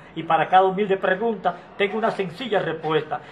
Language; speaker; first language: Spanish; native; Spanish